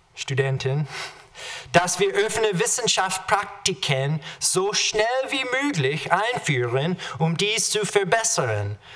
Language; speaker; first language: German; non-native, learner; English